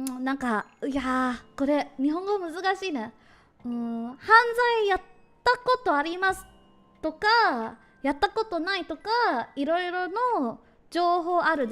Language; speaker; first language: Japanese; non-native, learner; English